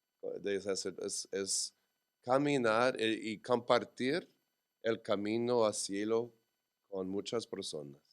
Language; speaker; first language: Spanish; non-native, learner; English